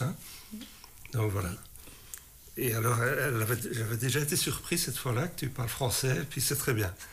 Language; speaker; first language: French; native; French